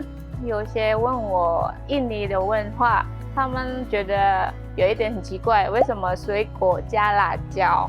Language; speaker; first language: Chinese; non-native, learner; Indonesian